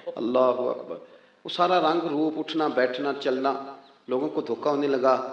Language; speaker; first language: Urdu; non-native, local second language; Punjabi